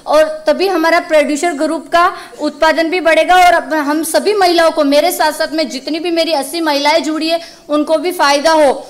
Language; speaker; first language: Hindi; native; Hindi